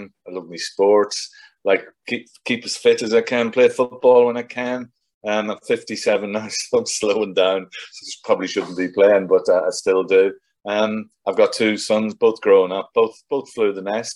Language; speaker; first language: English; native; English